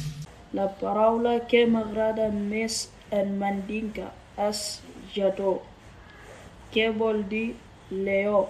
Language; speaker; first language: Catalan; early bilingual, other home language; Mandingo